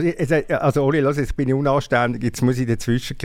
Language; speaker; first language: German; native; German